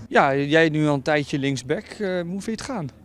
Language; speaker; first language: Dutch; native; Dutch